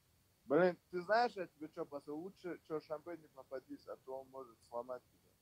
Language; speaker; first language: Russian; non-native, local second language; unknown